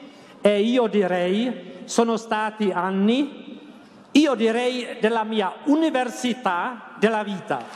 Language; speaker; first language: Italian; non-native, fluent; Czech